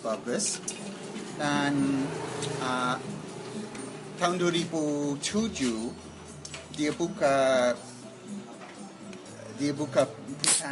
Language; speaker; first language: Indonesian; non-native, learner; English